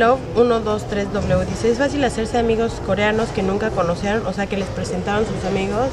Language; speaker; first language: Spanish; native; Spanish